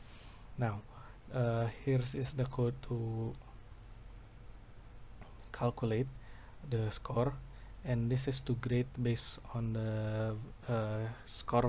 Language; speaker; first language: English; non-native, local second language; Indonesian